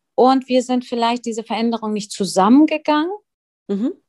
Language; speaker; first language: German; early bilingual, other home language; Russian